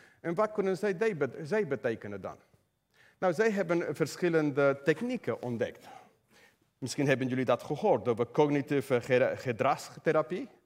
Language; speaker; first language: Dutch; non-native, fluent; Spanish